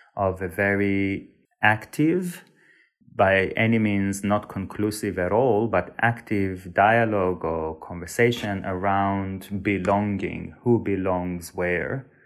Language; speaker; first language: English; non-native, fluent; Hebrew